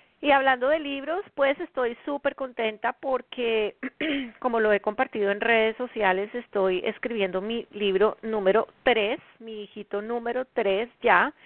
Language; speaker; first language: Spanish; native; Spanish